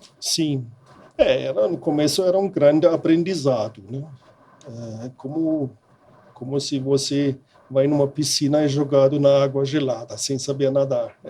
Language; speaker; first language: Portuguese; non-native, fluent; German